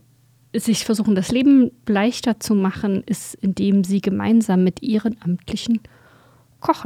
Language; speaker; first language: German; native; German